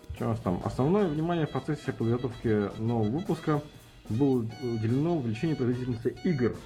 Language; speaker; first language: Russian; native; Russian